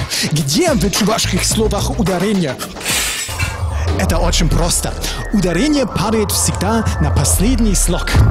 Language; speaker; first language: Russian; non-native, fluent; German